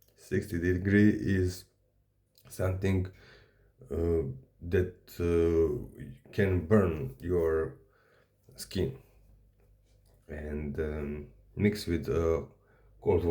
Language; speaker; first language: English; non-native, learner; Serbian